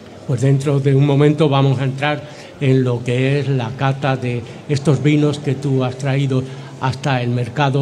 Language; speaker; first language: Spanish; native; Spanish